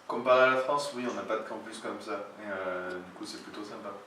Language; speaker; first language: French; native; French